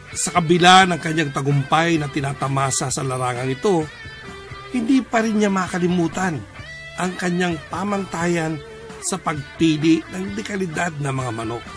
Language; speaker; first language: Filipino; native; Filipino